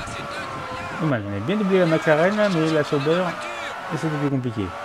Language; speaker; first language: French; native; French